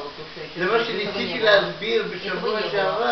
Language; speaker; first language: Hebrew; non-native, fluent; Russian